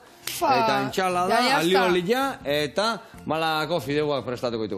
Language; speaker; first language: Basque; native; Basque